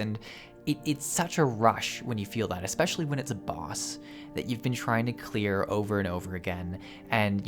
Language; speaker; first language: English; native; English